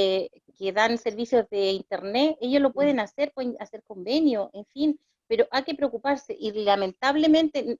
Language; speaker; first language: Spanish; native; Spanish